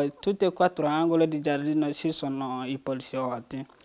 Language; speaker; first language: Italian; non-native, learner; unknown